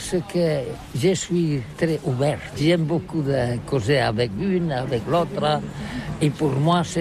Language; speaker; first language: French; non-native, learner; Catalan